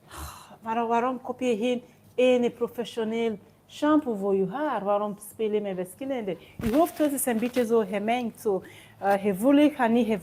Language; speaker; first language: Dutch; non-native, learner; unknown